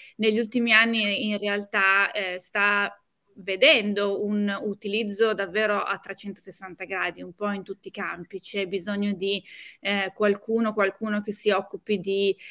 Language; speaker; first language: Italian; native; Italian